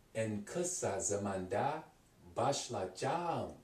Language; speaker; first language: Turkish; non-native, learner; English